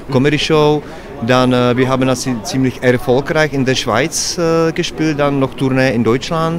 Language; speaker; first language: German; non-native, learner; Czech